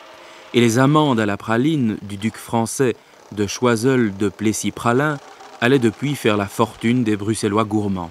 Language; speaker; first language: French; native; French